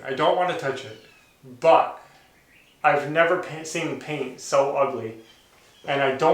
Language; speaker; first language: English; native; English